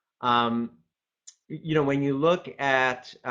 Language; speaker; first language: English; native; English